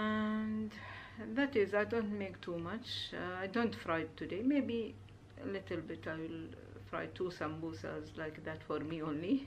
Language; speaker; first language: English; non-native, learner; Urdu